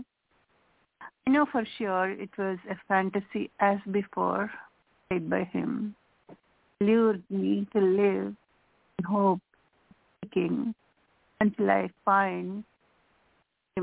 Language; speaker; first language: English; non-native, local second language; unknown